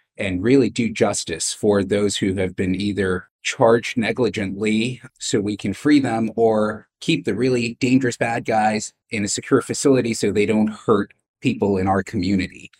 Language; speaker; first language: English; native; English